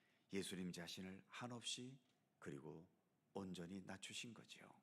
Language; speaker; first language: Korean; native; Korean